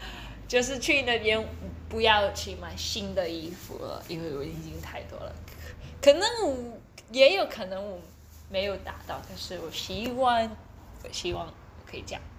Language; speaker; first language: Chinese; early bilingual, heritage; Chinese